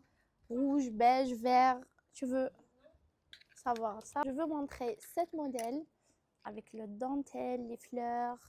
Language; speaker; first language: French; non-native, local second language; Arabic